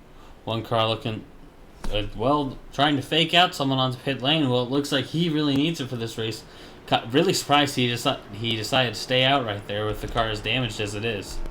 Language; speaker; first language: English; native; English